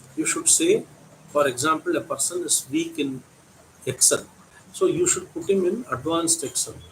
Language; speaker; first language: English; non-native, local second language; Tamil